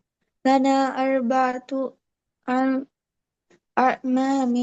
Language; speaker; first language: Arabic; non-native, learner; Bangla